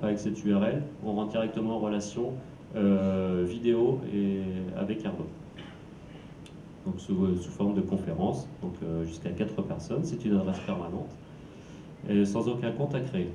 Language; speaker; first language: French; native; French